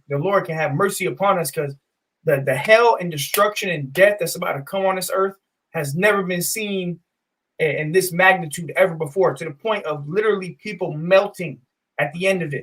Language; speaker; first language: English; native; English